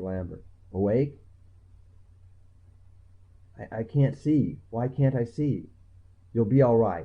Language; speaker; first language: English; native; English